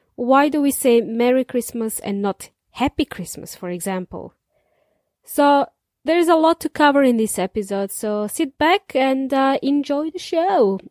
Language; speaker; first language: English; non-native, fluent; Serbian